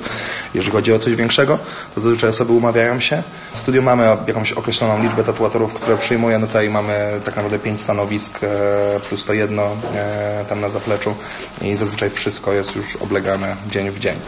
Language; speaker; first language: Polish; native; Polish